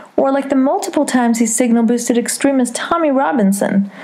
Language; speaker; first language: English; native; English